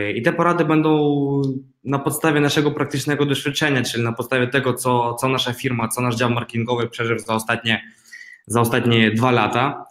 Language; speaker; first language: Polish; non-native, fluent; Ukrainian